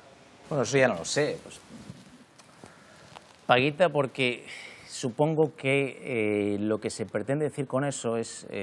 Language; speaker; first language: Spanish; native; Spanish